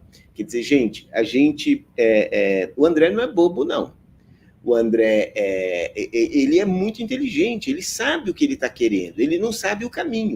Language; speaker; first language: Portuguese; native; Portuguese